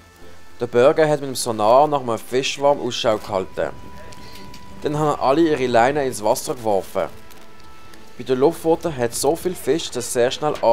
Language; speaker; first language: German; native; German